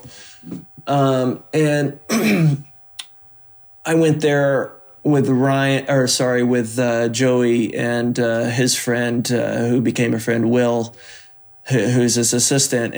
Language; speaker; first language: English; native; English